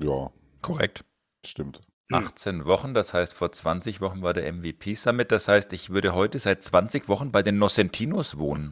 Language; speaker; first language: German; native; German